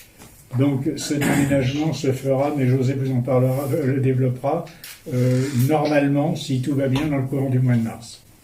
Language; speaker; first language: French; native; French